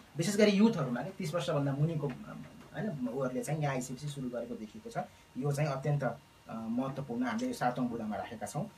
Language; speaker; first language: Nepali; native; Nepali